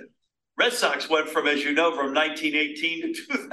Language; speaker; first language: English; native; English